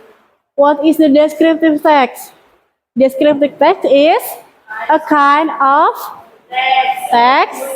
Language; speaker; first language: English; non-native, learner; Indonesian